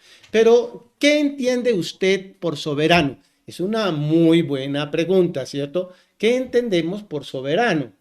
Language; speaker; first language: Spanish; native; Spanish